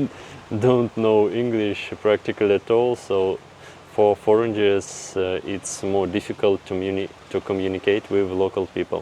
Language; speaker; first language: English; non-native, fluent; Russian